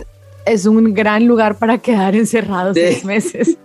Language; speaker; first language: Spanish; native; Spanish